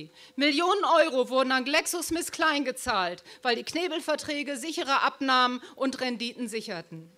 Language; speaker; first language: German; native; German